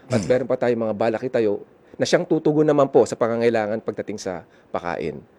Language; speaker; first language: Filipino; non-native, local second language; Iloko